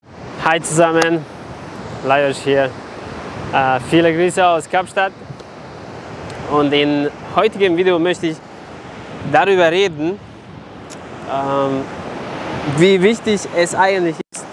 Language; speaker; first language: German; non-native, fluent; Serbian